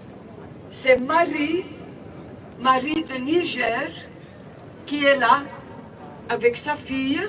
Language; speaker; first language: French; non-native, local second language; Dutch